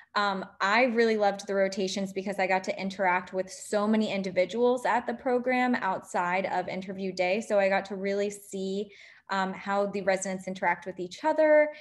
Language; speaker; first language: English; native; English